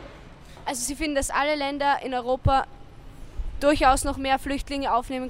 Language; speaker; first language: German; native; German